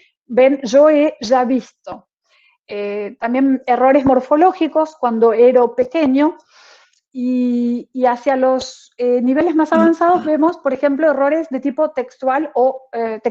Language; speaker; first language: Spanish; native; Spanish